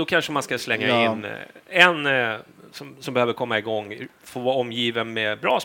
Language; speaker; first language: Swedish; native; Swedish